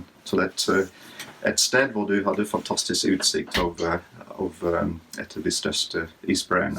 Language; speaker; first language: Norwegian; non-native, fluent; English